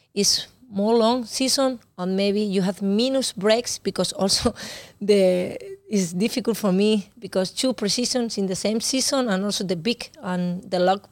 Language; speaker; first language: English; non-native, learner; Spanish